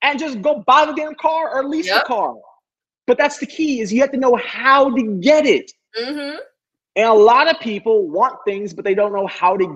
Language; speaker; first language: English; native; English